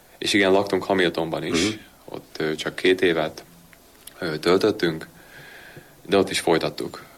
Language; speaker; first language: Hungarian; early bilingual, heritage; Hungarian